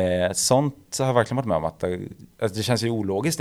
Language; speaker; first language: Swedish; native; Swedish